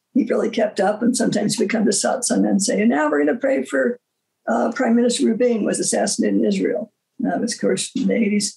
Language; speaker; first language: English; native; English